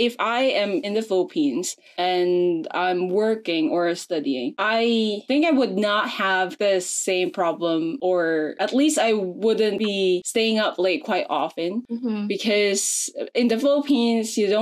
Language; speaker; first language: English; non-native, local second language; Filipino